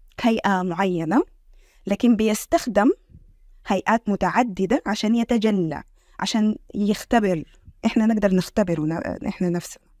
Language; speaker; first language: Arabic; native; Arabic